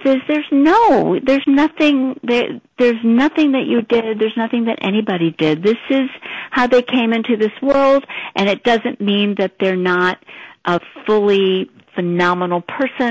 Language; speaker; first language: English; native; English